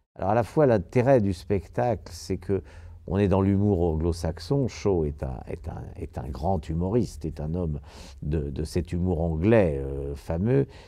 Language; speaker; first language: French; native; French